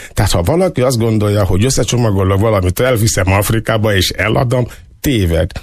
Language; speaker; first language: Hungarian; non-native, fluent; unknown